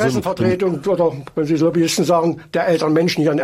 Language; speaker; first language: German; native; German